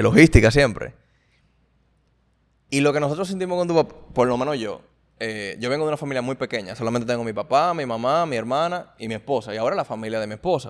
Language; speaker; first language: Spanish; native; Spanish